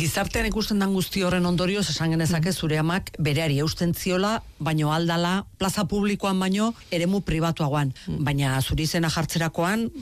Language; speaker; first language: Basque; native; Basque